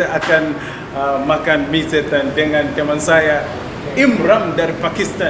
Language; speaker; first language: Indonesian; non-native, fluent; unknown